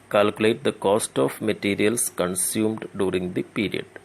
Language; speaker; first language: English; non-native, local second language; Malayalam